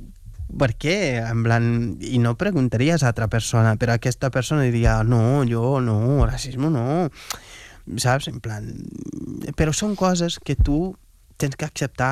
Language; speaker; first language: Catalan; non-native, fluent; Wolof